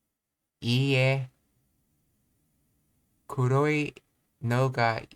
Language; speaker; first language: Japanese; non-native, learner; English